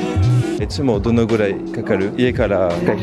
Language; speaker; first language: Japanese; non-native, fluent; French